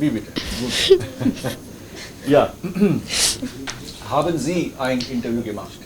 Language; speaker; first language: German; non-native, fluent; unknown